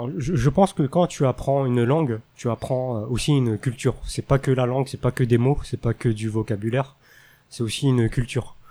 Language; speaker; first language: French; early bilingual, other home language; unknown